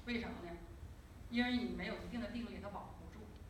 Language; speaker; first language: Chinese; native; Chinese